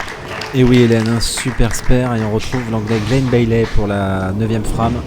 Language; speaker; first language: French; native; French